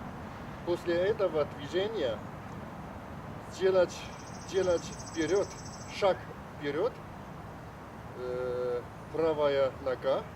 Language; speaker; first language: Russian; non-native, learner; Chinese